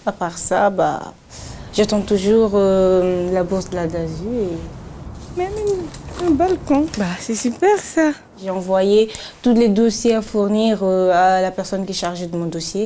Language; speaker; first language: French; non-native, local second language; Comorian